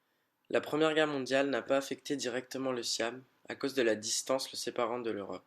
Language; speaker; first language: French; native; French